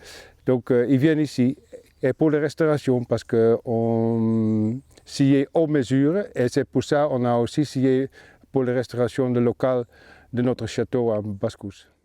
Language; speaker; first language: French; non-native, fluent; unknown